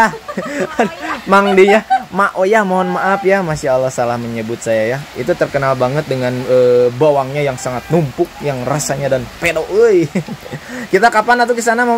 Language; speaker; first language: Indonesian; non-native, local second language; Sundanese